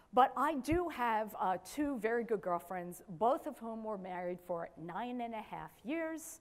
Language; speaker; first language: English; native; English